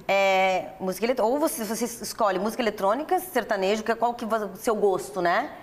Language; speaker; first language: Portuguese; early bilingual, other home language; Italian